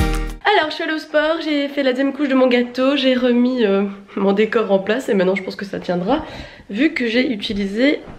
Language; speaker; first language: French; native; French